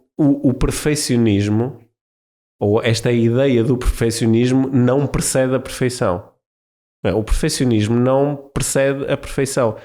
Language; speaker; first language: Portuguese; native; Portuguese